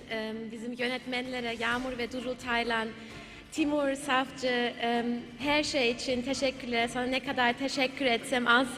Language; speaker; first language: Turkish; early bilingual, heritage; Turkish